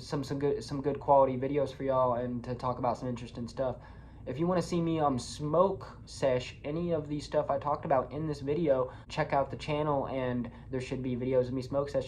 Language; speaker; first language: English; native; English